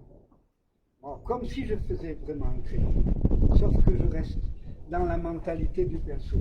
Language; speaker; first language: French; native; French